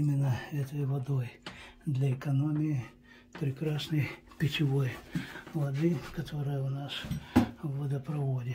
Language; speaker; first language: Russian; native; Russian